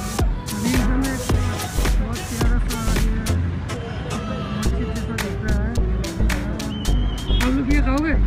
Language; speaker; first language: Hindi; non-native, local second language; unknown